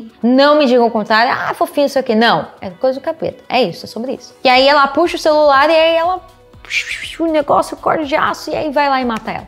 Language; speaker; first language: Portuguese; native; Portuguese